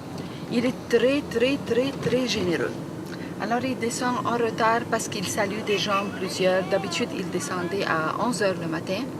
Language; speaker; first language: French; non-native, learner; Arabic